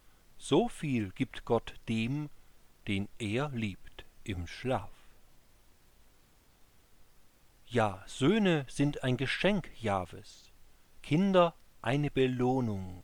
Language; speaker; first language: German; native; German